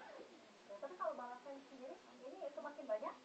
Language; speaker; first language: Indonesian; native; Indonesian